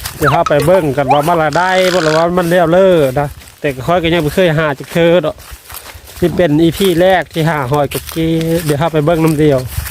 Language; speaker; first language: Thai; native; Thai